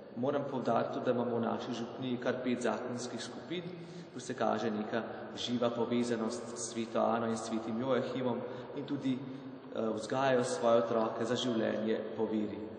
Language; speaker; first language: Slovenian; native; Slovenian